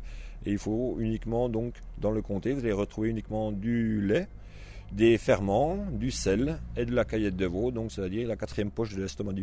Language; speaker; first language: French; native; French